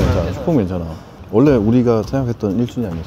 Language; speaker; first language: Korean; native; Korean